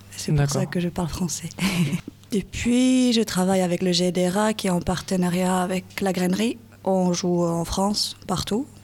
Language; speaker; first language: French; non-native, fluent; Finnish